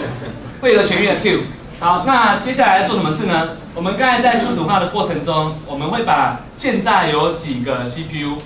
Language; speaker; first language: Chinese; native; Chinese